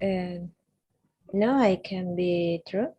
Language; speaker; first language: English; non-native, learner; Spanish